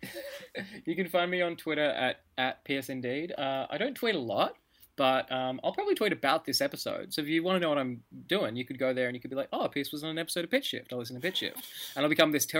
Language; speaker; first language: English; native; English